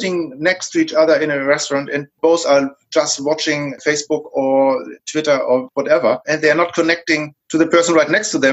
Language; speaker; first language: English; non-native, fluent; German